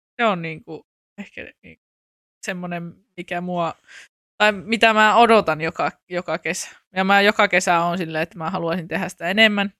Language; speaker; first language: Finnish; native; Finnish